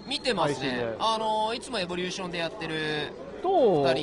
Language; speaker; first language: Japanese; native; Japanese